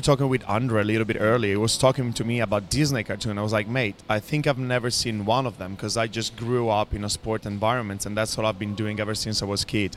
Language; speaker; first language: English; non-native, fluent; Italian